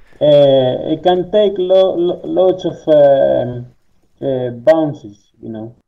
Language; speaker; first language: English; non-native, learner; Greek